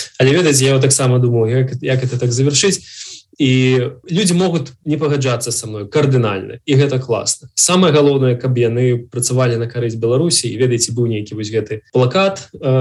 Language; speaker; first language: Belarusian; native; Belarusian